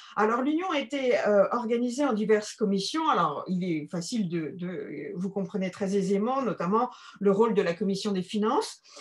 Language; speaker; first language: French; native; French